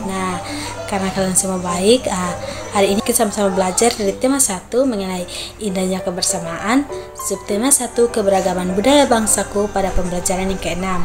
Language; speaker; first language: Indonesian; native; Indonesian